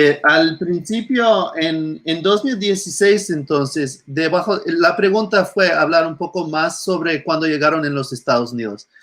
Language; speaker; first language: Spanish; non-native, fluent; English